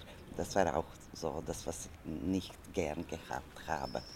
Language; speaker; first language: German; non-native, learner; Croatian